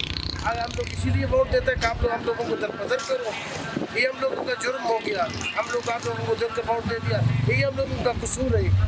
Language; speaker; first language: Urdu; non-native, local second language; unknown